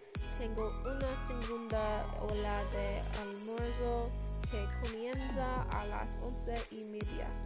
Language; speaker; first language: Spanish; non-native, learner; English